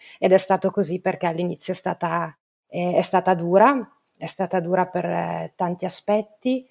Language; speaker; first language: Italian; native; Italian